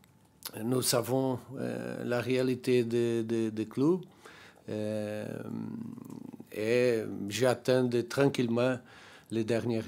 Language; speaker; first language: French; non-native, learner; Portuguese